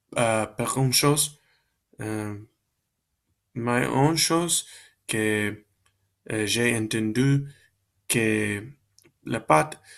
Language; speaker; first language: French; non-native, learner; Spanish